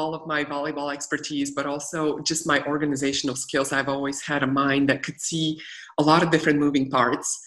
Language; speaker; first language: English; non-native, fluent; Bulgarian